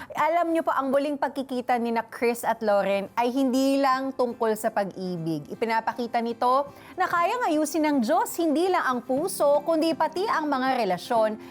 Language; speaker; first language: Filipino; native; Filipino